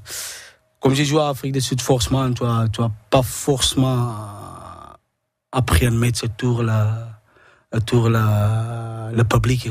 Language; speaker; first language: French; non-native, learner; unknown